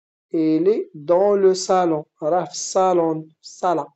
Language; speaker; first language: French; non-native, fluent; Arabic